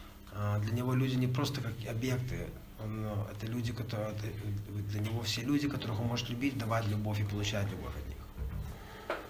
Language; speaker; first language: Russian; native; Russian